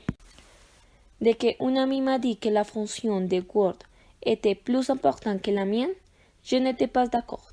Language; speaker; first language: French; non-native, learner; Spanish